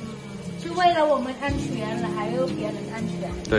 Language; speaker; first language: Chinese; non-native, fluent; Thai